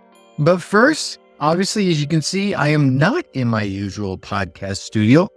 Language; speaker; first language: English; native; English